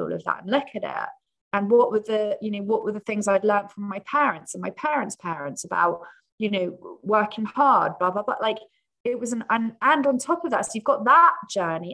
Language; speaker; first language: English; native; English